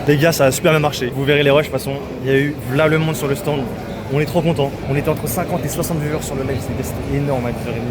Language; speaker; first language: French; native; French